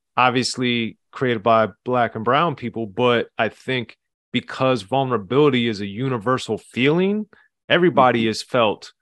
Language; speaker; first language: English; native; English